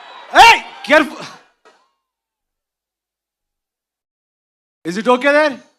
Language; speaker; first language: Telugu; non-native, local second language; Kannada